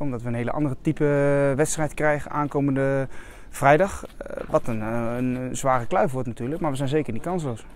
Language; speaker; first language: Dutch; native; Dutch